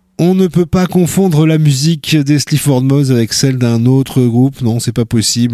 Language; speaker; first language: French; native; French